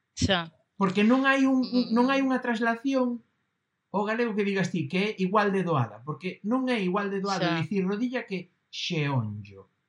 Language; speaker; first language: Galician; non-native, local second language; Spanish